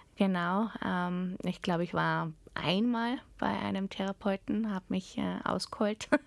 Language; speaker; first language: German; early bilingual, heritage; German